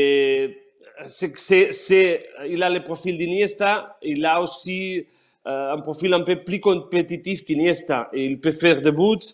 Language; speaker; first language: French; non-native, fluent; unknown